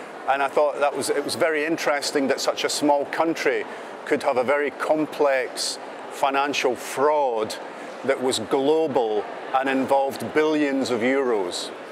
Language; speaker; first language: English; native; English